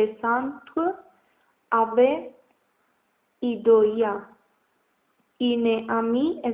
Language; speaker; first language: French; non-native, learner; Spanish